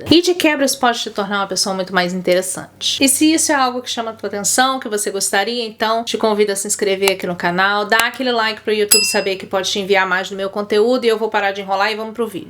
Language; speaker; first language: Portuguese; native; Portuguese